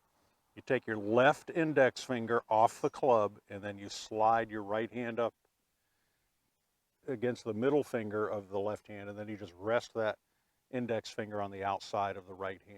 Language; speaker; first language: English; native; English